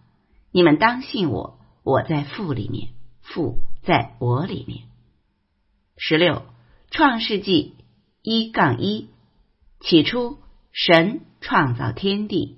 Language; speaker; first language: Chinese; native; Chinese